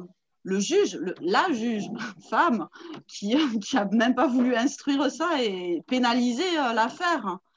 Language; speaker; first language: French; native; French